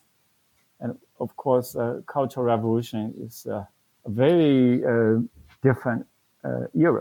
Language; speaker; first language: English; non-native, fluent; Chinese